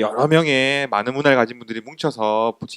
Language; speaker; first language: Korean; native; Korean